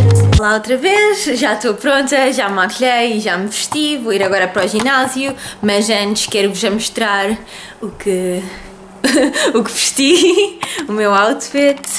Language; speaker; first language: Portuguese; early bilingual, heritage; Portuguese